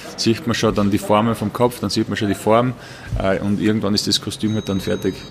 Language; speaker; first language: German; native; German